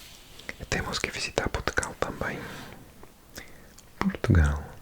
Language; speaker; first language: Portuguese; non-native, learner; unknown